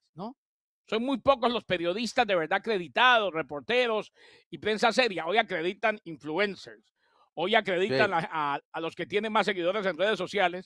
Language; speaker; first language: Spanish; native; Spanish